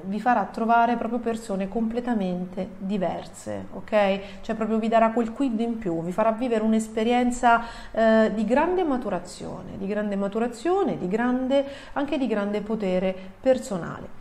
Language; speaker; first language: Italian; native; Italian